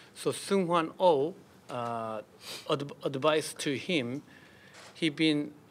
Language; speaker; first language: English; non-native, learner; Korean